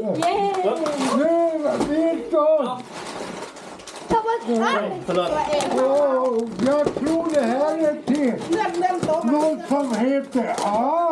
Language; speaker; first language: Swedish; non-native, learner; Thai